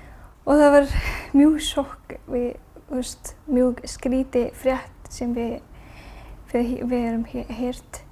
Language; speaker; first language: Icelandic; non-native, learner; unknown